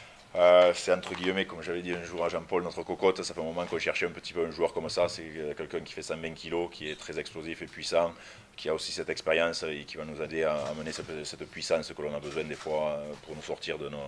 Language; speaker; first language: French; native; French